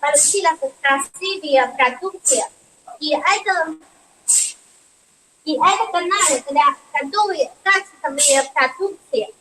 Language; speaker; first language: Russian; non-native, learner; Chinese